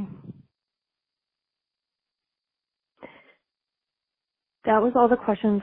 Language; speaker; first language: English; native; English